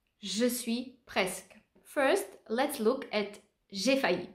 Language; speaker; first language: French; native; French